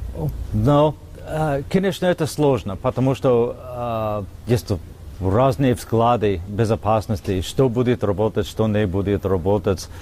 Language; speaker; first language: Russian; non-native, fluent; English